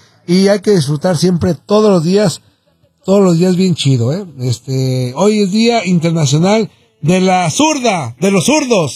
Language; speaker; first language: Spanish; native; Spanish